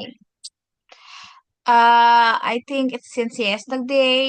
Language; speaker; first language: English; non-native, fluent; Indonesian